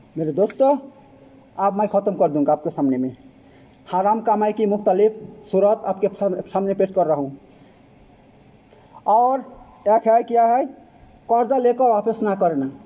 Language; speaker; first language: Hindi; non-native, fluent; Bangla